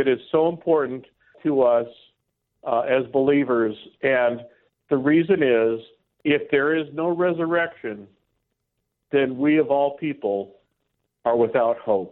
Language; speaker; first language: English; native; English